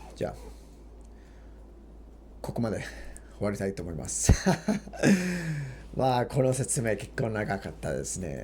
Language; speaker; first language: Japanese; non-native, learner; English